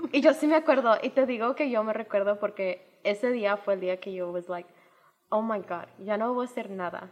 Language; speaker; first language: Spanish; early bilingual, heritage; Spanish